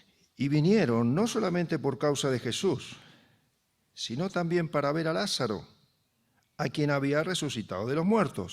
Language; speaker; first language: Spanish; native; Spanish